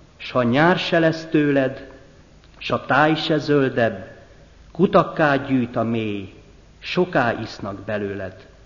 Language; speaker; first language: Hungarian; native; Hungarian